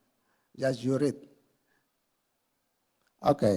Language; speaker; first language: English; non-native, learner; Indonesian